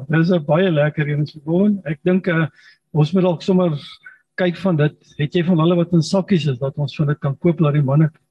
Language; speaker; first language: Afrikaans; native; Afrikaans